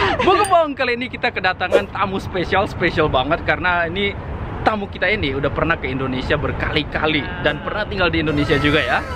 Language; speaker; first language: Indonesian; native; Indonesian